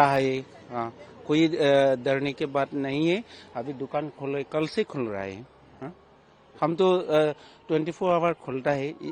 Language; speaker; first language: Hindi; non-native, local second language; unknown